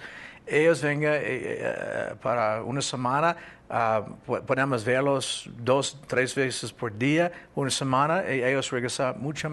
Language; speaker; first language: Spanish; non-native, fluent; English